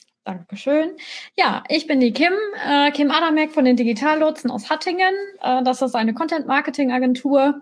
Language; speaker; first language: German; native; German